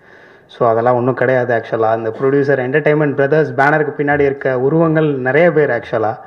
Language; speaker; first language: Tamil; native; Tamil